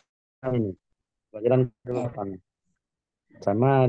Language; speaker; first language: Indonesian; non-native, learner; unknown